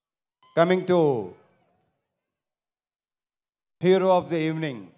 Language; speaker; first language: Telugu; native; Telugu